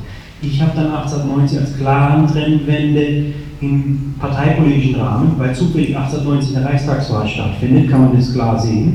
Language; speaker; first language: German; native; German